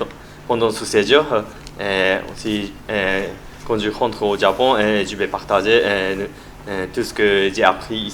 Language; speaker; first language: French; non-native, learner; Japanese